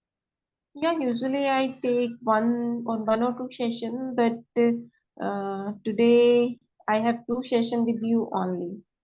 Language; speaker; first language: English; non-native, learner; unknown